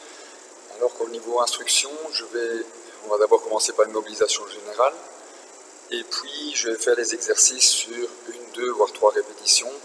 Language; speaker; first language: French; native; French